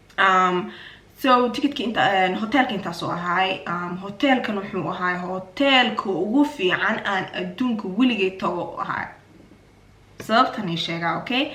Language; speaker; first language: Somali; early bilingual, heritage; Somali